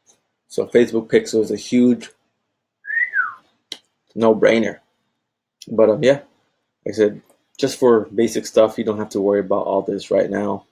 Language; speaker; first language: English; native; English